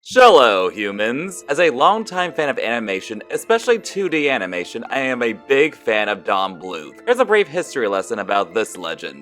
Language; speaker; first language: English; native; English